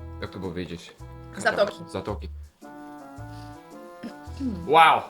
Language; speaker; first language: Polish; non-native, learner; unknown